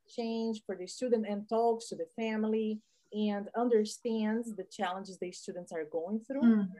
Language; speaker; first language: English; non-native, fluent; Portuguese